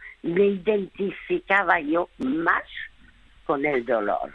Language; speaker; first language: Spanish; early bilingual, other home language; French